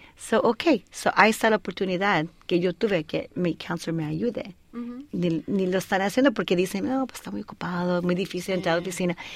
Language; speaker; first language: Spanish; early bilingual, heritage; Spanish